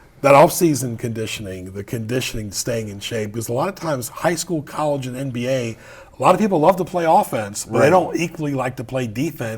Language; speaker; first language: English; native; English